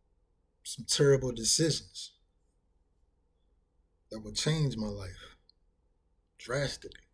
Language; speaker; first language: English; native; English